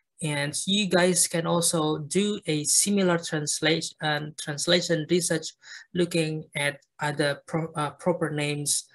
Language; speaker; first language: English; non-native, fluent; Indonesian